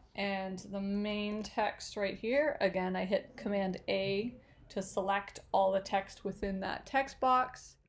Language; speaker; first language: English; native; English